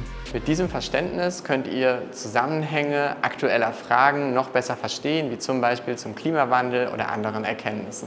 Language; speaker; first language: German; native; German